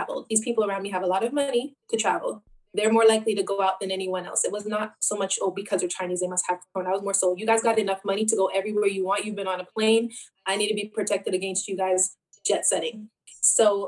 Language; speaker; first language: English; native; English